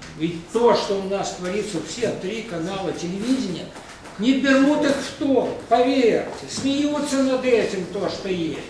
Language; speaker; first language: Russian; native; Russian